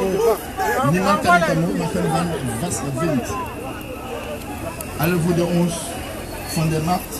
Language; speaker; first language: German; non-native, learner; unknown